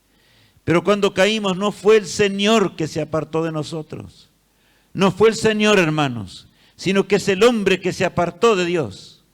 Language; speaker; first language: Spanish; native; Spanish